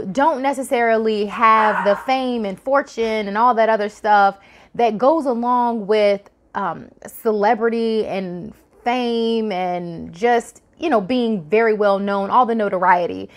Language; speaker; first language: English; native; English